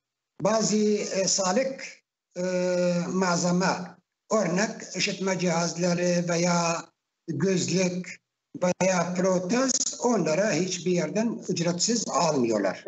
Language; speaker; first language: Turkish; non-native, fluent; Arabic